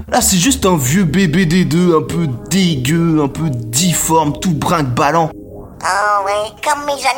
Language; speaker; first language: French; native; French